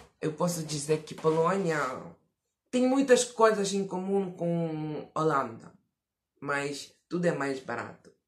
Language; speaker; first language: Portuguese; non-native, fluent; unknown